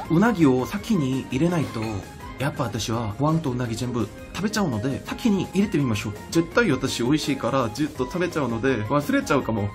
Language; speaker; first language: Japanese; non-native, fluent; Korean